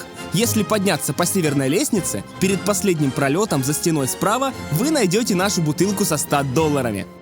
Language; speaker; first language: Russian; native; Russian